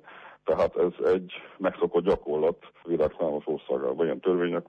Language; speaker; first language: Hungarian; native; Hungarian